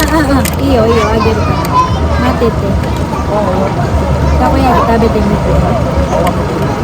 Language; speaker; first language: Japanese; non-native, learner; Filipino